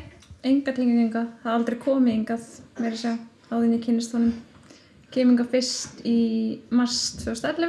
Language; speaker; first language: Icelandic; native; Icelandic